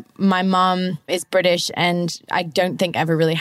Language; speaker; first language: English; native; English